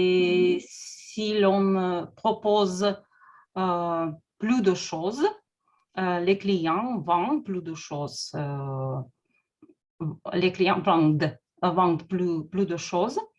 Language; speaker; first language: French; non-native, learner; Russian